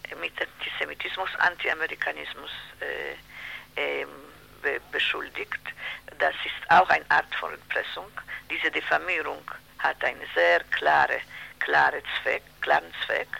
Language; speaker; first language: German; non-native, learner; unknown